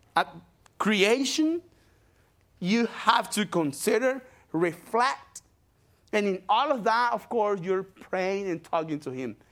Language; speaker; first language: English; non-native, fluent; Spanish